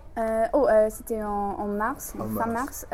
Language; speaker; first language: French; non-native, learner; English